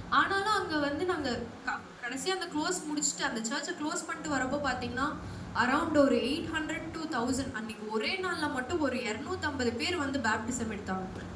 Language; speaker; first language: Tamil; non-native, local second language; Telugu